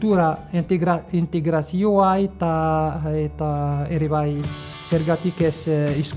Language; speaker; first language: Basque; native; Basque